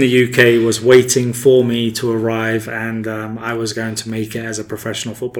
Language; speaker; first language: English; native; English